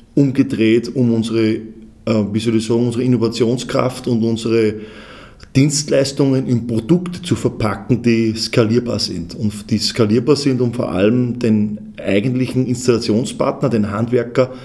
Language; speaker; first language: German; native; German